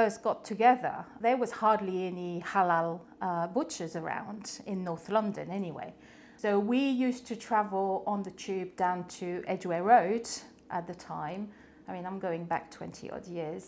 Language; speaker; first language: English; non-native, fluent; French